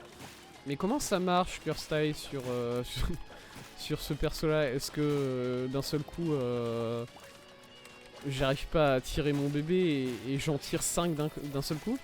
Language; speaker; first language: French; native; French